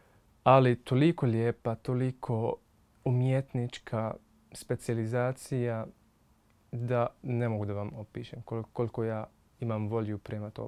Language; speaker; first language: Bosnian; non-native, fluent; Arabic